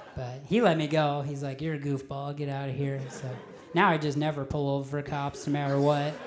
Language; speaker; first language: English; native; English